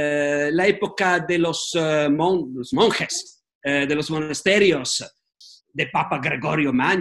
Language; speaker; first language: Spanish; non-native, fluent; Italian